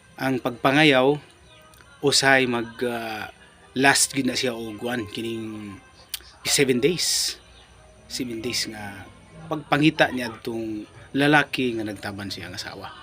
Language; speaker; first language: Cebuano; non-native, local second language; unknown